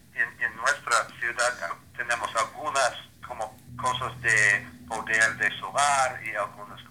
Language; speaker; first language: Spanish; non-native, learner; English